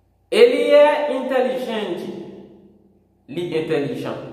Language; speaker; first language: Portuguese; non-native, fluent; Haitian Creole